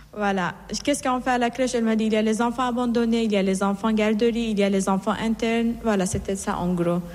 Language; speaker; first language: French; non-native, fluent; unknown